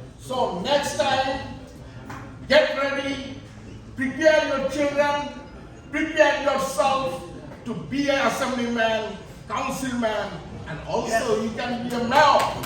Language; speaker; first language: English; non-native, local second language; Bangla